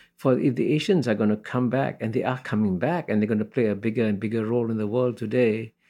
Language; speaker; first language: English; early bilingual, other home language; Hindi